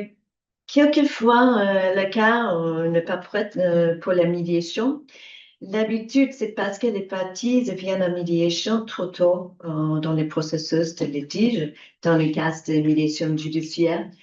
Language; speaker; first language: French; non-native, learner; English